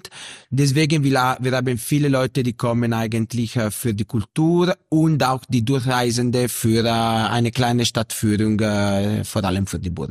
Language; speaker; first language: German; non-native, local second language; Italian